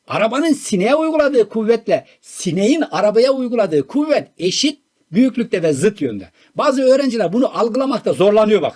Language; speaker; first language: Turkish; native; Turkish